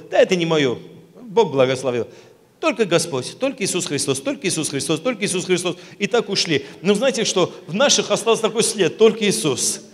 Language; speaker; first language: Russian; non-native, local second language; Armenian